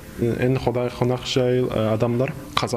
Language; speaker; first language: Kazakh; non-native, learner; Japanese